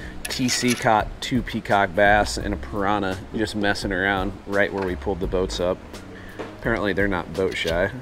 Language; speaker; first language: English; native; English